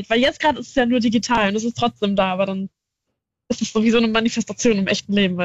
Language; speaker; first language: German; native; German